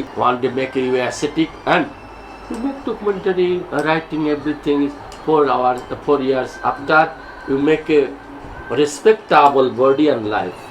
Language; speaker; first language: English; non-native, learner; Bangla